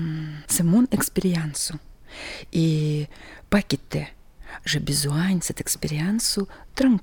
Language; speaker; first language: French; non-native, learner; Russian